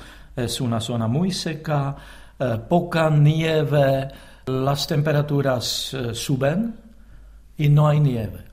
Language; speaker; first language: Spanish; non-native, fluent; Czech